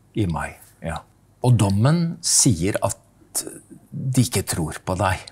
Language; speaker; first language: Norwegian; native; Norwegian